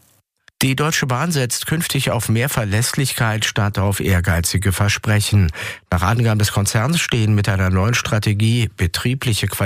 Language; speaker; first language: German; native; German